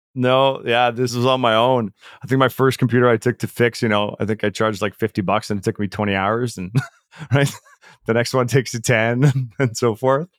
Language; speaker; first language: English; early bilingual, other home language; Czech